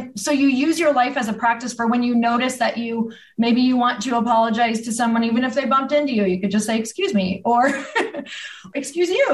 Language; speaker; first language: English; native; English